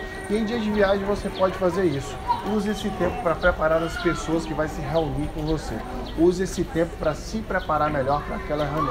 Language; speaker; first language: Portuguese; native; Portuguese